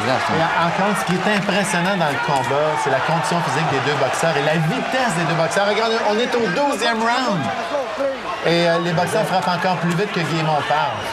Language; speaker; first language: French; native; French